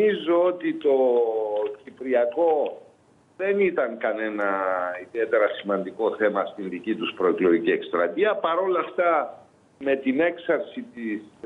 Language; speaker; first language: Greek; native; Greek